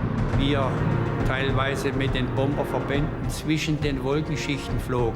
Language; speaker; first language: German; native; German